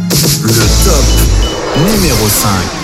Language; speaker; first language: French; native; French